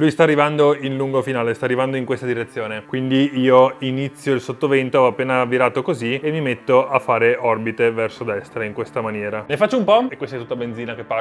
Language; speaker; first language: Italian; native; Italian